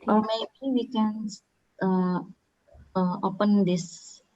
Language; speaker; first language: English; non-native, learner; Indonesian